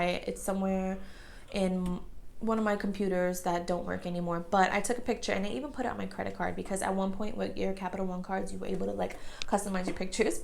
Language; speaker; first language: English; native; English